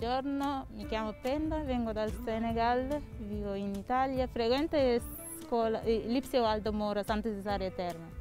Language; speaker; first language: Italian; non-native, learner; Wolof